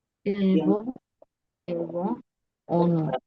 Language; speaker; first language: French; non-native, learner; English